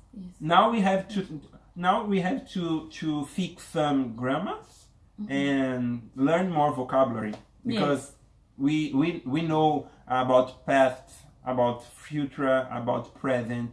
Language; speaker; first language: English; non-native, learner; Portuguese